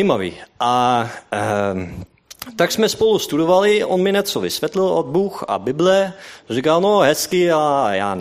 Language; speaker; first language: Czech; non-native, learner; Dutch